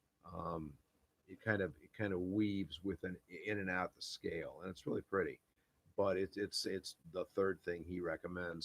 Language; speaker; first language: English; native; English